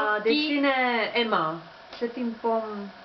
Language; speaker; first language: French; non-native, learner; Czech